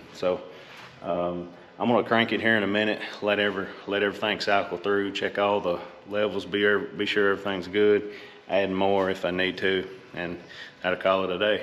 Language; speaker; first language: English; native; English